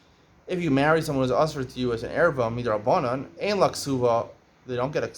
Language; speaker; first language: English; native; English